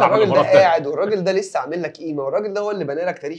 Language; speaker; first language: Arabic; native; Arabic